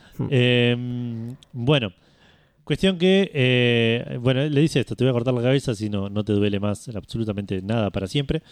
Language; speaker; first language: Spanish; native; Spanish